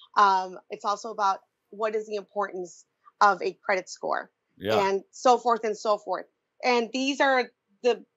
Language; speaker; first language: English; native; English